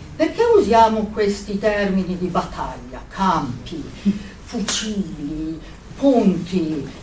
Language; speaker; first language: Italian; native; Italian